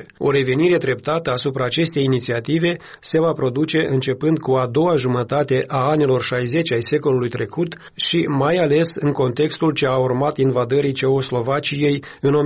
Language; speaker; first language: Romanian; native; Romanian